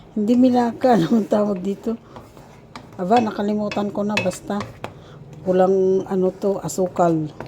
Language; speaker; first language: Filipino; non-native, local second language; Iloko